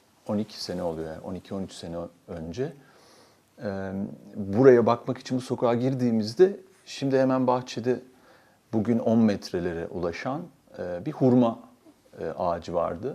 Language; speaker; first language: Turkish; native; Turkish